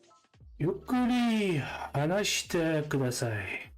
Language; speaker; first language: Japanese; non-native, learner; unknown